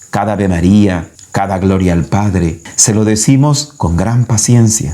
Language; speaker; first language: Spanish; native; Spanish